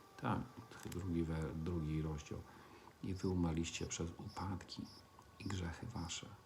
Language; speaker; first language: Polish; early bilingual, heritage; Polish